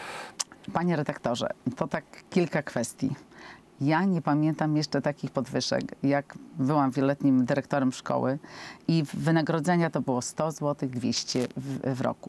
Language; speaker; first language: Polish; native; Polish